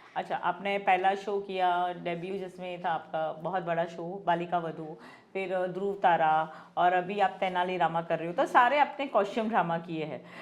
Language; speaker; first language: Hindi; non-native, local second language; Gujarati